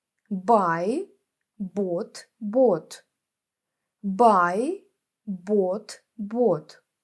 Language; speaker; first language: English; non-native, fluent; Ukrainian